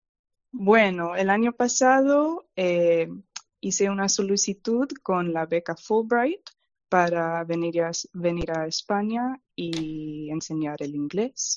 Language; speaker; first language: Spanish; non-native, fluent; English